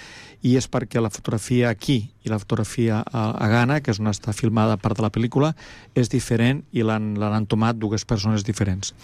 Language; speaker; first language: Catalan; native; Catalan